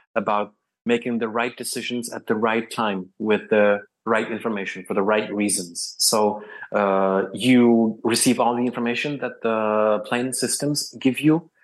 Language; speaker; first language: English; non-native, fluent; Czech